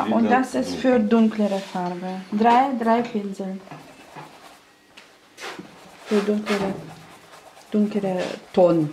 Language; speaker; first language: German; non-native, learner; Russian